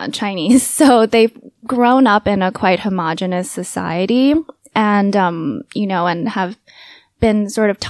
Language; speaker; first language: English; native; English